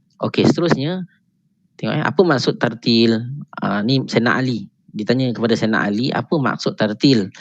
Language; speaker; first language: Malay; native; Malay